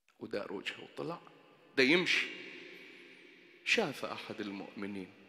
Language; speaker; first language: Arabic; native; Arabic